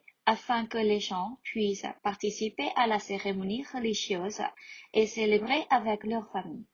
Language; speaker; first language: French; non-native, learner; Thai